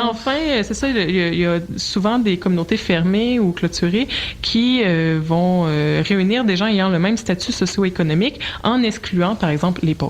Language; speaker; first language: French; native; French